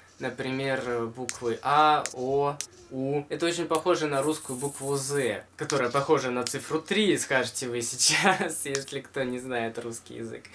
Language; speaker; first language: Russian; native; Russian